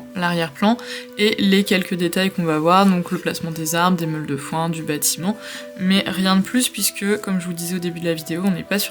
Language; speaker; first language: French; native; French